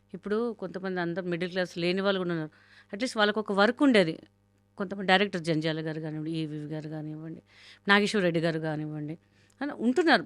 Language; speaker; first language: Telugu; non-native, local second language; Hindi